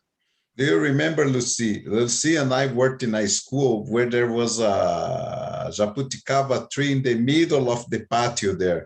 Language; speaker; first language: English; non-native, fluent; Portuguese